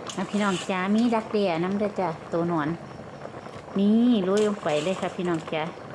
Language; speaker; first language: Thai; native; Thai